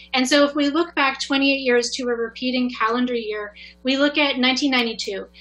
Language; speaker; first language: English; native; English